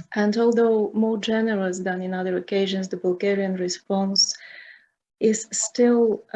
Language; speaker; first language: English; non-native, fluent; Bulgarian